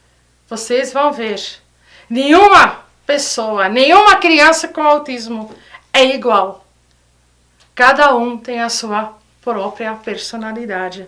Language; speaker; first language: Portuguese; non-native, fluent; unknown